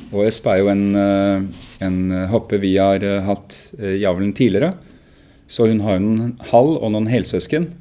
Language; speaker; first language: Norwegian; native; Norwegian